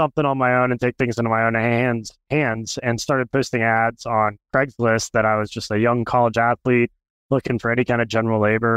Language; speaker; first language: English; native; English